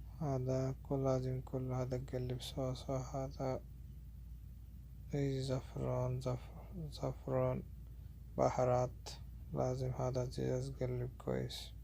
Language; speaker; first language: Arabic; non-native, learner; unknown